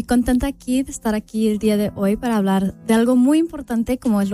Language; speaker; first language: Spanish; early bilingual, heritage; Spanish